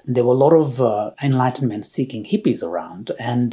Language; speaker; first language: English; non-native, local second language; Tibetan